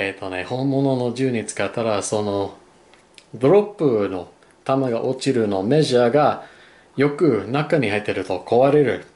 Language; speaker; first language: Japanese; non-native, learner; English